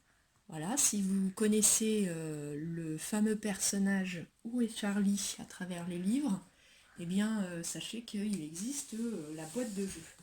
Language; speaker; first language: French; native; French